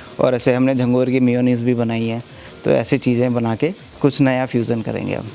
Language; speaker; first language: Hindi; native; Hindi